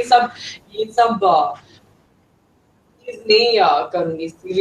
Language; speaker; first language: Hindi; non-native, fluent; Swedish